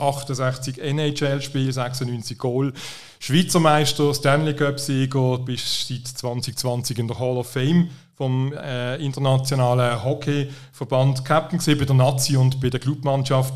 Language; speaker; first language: German; native; German